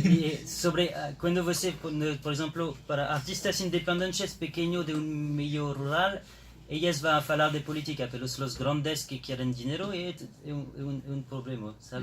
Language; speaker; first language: Portuguese; non-native, learner; French